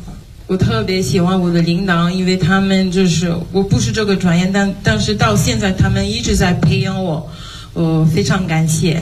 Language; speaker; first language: Chinese; non-native, fluent; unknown